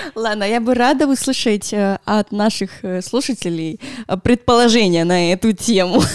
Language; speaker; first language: Russian; non-native, fluent; Spanish